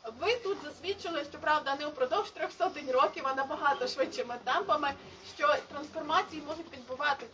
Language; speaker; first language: Ukrainian; native; Ukrainian